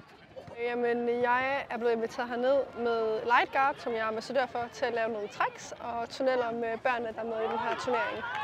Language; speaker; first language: Danish; native; Danish